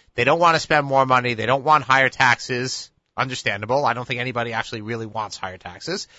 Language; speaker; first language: English; native; English